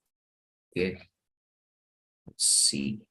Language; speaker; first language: English; non-native, fluent; Spanish